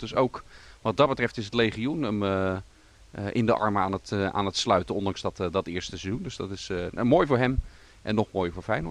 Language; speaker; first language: Dutch; native; Dutch